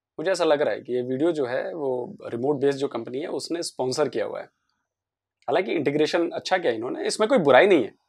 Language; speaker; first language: Hindi; native; Hindi